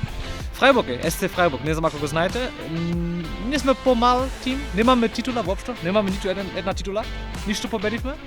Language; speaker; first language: Macedonian; non-native, learner; German